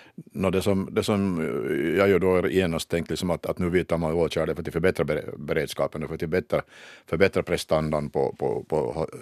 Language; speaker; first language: Swedish; native; Swedish